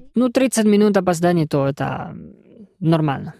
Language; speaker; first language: Russian; non-native, fluent; Spanish